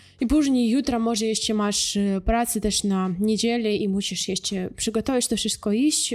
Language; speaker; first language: Polish; non-native, fluent; Russian